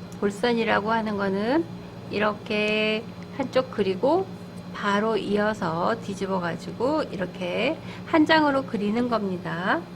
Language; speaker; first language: Korean; native; Korean